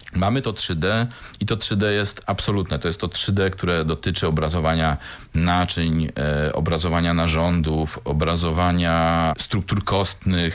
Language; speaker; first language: Polish; native; Polish